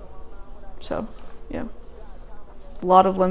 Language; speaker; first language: English; native; English